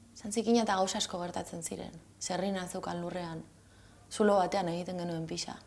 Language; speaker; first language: Basque; non-native, local second language; Spanish